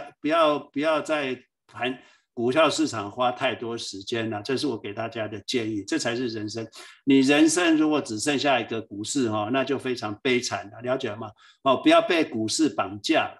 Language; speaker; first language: Chinese; native; Chinese